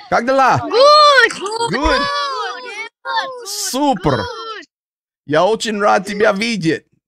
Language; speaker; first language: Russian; non-native, learner; English